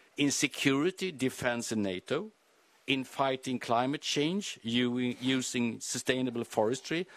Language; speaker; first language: English; non-native, fluent; Swedish